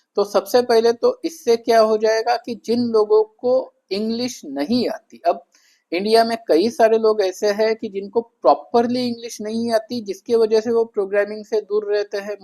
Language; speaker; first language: Hindi; non-native, local second language; Marathi